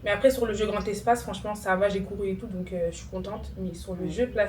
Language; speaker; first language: French; native; French